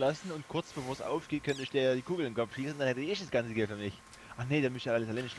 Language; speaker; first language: German; native; German